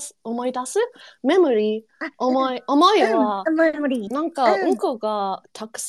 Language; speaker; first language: Japanese; non-native, learner; English